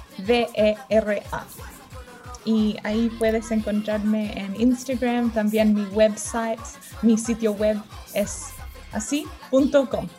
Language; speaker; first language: Spanish; early bilingual, heritage; Spanish